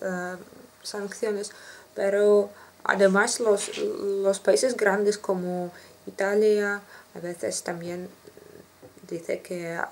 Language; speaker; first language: Spanish; non-native, learner; Russian